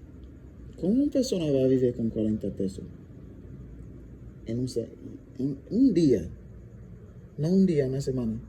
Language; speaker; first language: Spanish; non-native, learner; English